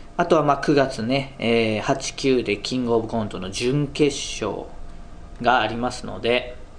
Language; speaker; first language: Japanese; native; Japanese